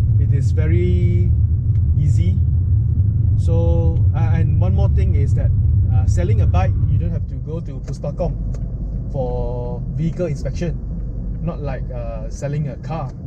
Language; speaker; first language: English; non-native, local second language; Min Nan Chinese